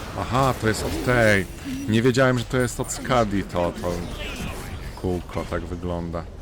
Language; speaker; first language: Polish; native; Polish